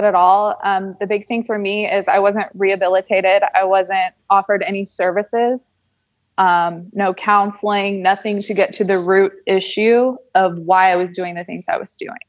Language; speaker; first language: English; native; English